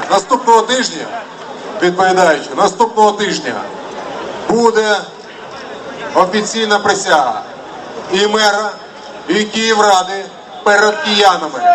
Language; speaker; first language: Ukrainian; non-native, local second language; Russian